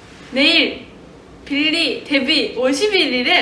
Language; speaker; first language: Korean; non-native, fluent; Japanese